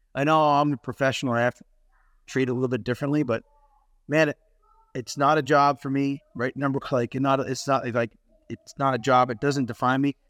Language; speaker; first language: English; native; English